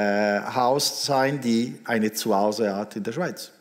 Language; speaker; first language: German; non-native, local second language; Italian